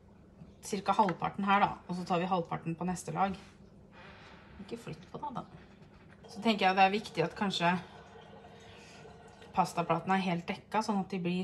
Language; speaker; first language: Norwegian; native; Norwegian